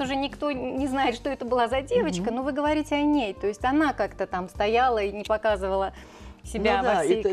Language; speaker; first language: Russian; native; Russian